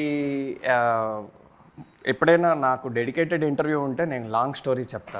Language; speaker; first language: Telugu; native; Telugu